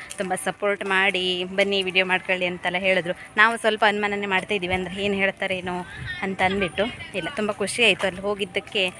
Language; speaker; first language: Kannada; native; Kannada